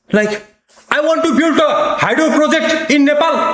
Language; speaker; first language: English; non-native, local second language; Nepali